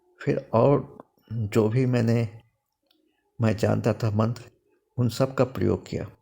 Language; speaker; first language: Hindi; native; Hindi